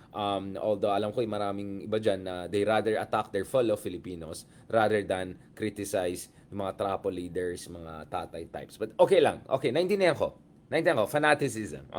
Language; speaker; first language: Filipino; native; Filipino